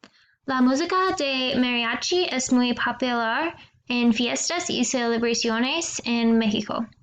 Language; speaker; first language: Spanish; non-native, learner; English